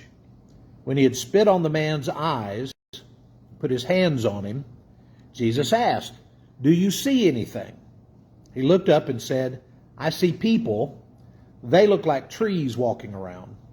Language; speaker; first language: English; native; English